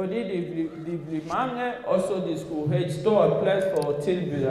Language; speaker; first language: Danish; non-native, fluent; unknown